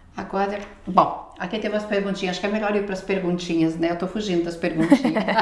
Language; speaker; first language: Portuguese; native; Portuguese